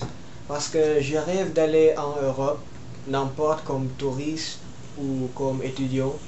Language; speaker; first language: French; non-native, learner; Filipino